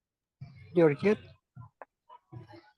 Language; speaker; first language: Spanish; native; Spanish